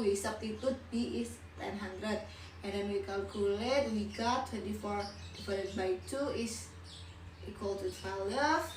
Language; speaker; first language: English; non-native, learner; Indonesian